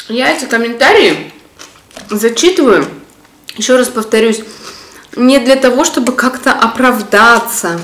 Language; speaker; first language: Russian; native; Russian